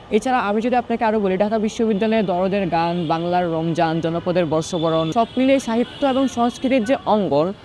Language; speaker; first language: Bangla; non-native, local second language; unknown